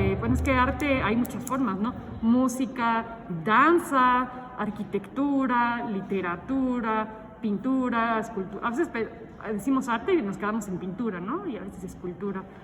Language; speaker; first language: Spanish; native; Spanish